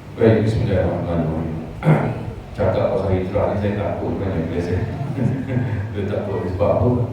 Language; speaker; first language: Malay; native; Malay